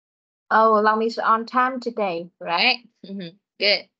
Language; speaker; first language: English; non-native, fluent; Vietnamese